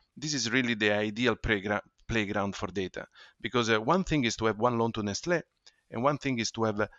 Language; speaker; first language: English; non-native, fluent; Italian